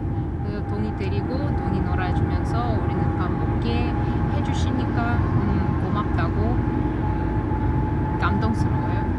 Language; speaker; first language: Korean; non-native, learner; Russian